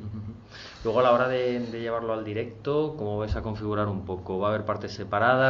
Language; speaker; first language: Spanish; native; Spanish